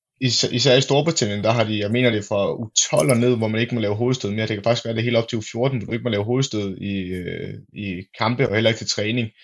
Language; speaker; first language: Danish; native; Danish